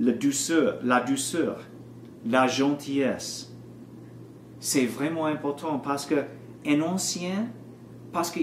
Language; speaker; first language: French; non-native, learner; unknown